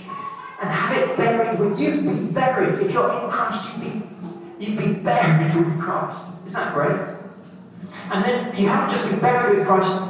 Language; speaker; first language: English; native; English